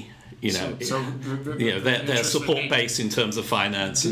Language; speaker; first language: English; native; English